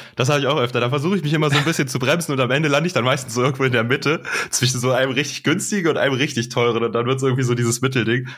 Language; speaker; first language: German; native; German